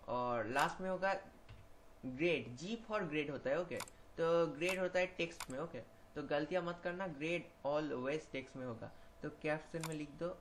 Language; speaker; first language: Hindi; non-native, local second language; Bangla